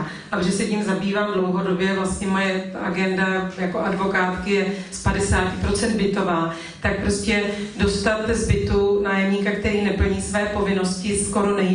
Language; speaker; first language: Czech; native; Czech